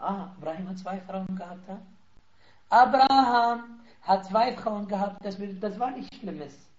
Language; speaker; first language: German; non-native, fluent; Arabic